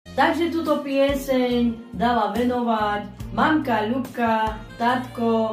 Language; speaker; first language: Slovak; native; Slovak